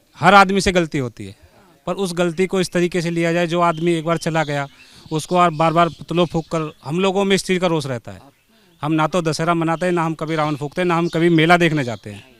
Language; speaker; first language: Hindi; native; Hindi